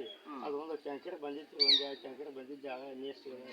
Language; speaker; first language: Kannada; native; Kannada